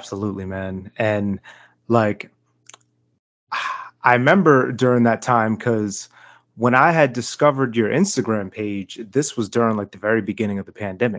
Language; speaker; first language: English; native; English